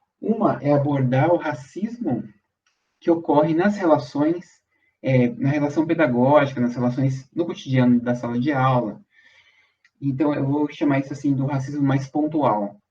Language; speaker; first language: Portuguese; native; Portuguese